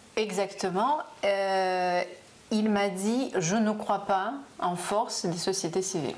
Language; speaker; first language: French; non-native, fluent; Russian